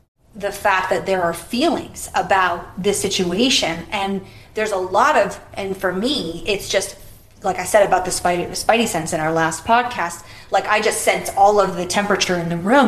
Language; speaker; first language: English; native; English